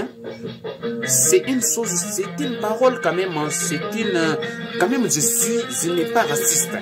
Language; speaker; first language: French; non-native, learner; Bambara